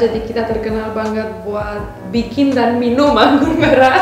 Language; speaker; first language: Indonesian; non-native, fluent; Romanian